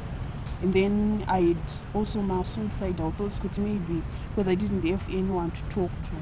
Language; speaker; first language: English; non-native, local second language; Shona